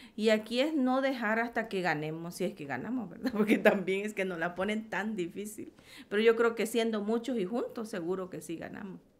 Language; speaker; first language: Spanish; native; Spanish